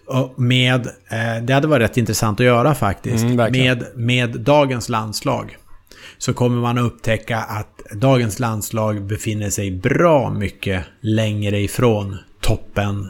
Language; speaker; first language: Swedish; native; Swedish